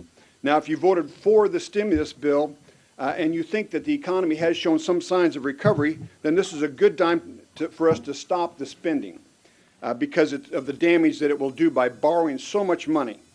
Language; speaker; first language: English; native; English